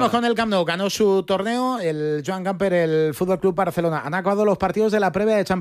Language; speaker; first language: Spanish; native; Spanish